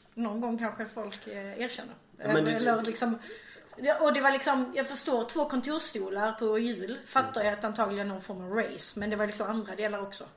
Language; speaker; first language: Swedish; native; Swedish